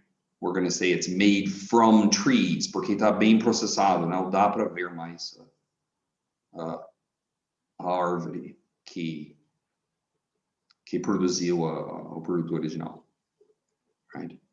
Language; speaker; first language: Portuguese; non-native, fluent; English